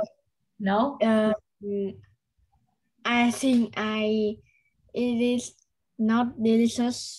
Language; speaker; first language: English; non-native, learner; Vietnamese